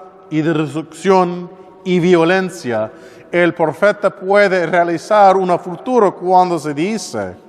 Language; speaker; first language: Spanish; non-native, learner; English